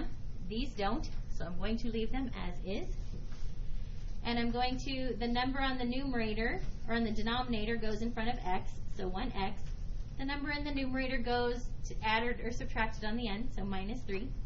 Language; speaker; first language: English; native; English